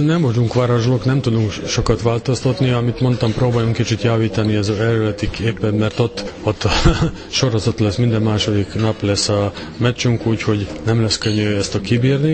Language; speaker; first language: Hungarian; non-native, fluent; Serbian